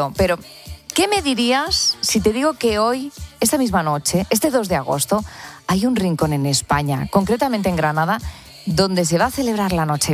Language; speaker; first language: Spanish; native; Spanish